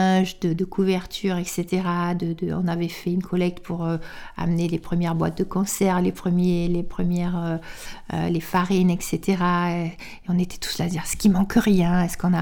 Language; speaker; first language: French; native; French